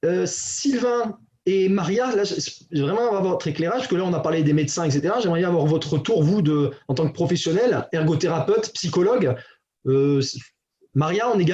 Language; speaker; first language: French; native; French